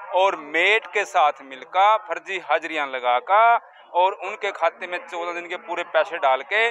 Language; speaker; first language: Hindi; native; Hindi